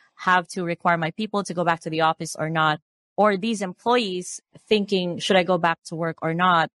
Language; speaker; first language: English; non-native, local second language; Cebuano